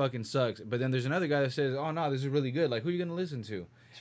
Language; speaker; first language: English; early bilingual, other home language; Spanish